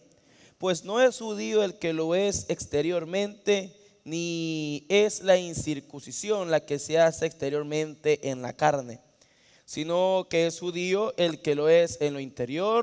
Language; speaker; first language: Spanish; native; Spanish